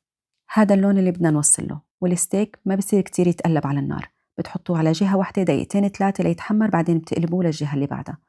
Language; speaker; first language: Arabic; native; Arabic